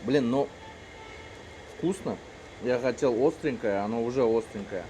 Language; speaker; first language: Russian; native; Russian